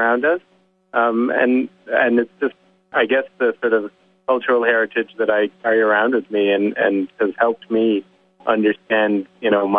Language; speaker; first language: English; native; English